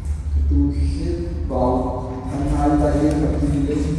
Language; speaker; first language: Vietnamese; non-native, learner; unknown